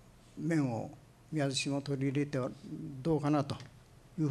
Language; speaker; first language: Japanese; native; Japanese